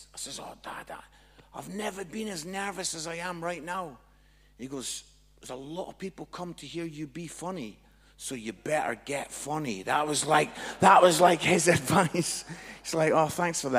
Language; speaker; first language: English; native; English